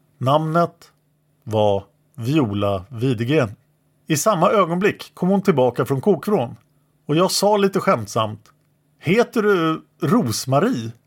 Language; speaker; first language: Swedish; native; Swedish